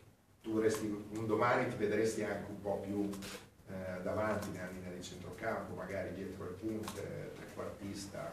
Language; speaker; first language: Italian; native; Italian